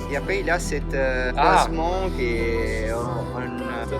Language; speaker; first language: French; non-native, fluent; Spanish